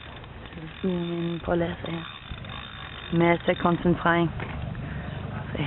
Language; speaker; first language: Danish; non-native, learner; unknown